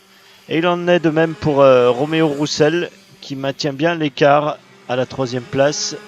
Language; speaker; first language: French; native; French